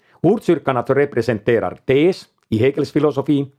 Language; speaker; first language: Swedish; non-native, local second language; Finnish